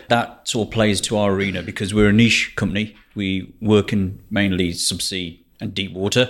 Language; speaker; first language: English; native; English